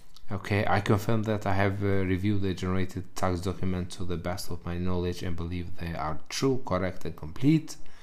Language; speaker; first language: English; non-native, learner; Albanian